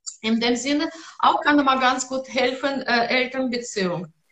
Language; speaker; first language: German; non-native, learner; Russian